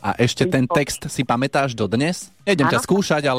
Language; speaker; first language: Slovak; native; Slovak